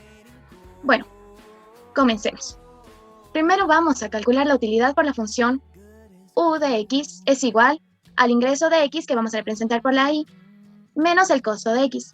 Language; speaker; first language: Spanish; native; Spanish